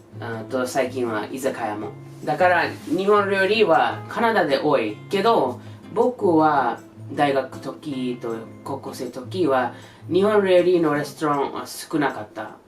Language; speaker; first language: Japanese; non-native, learner; English